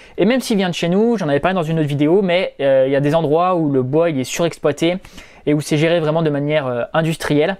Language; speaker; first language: French; native; French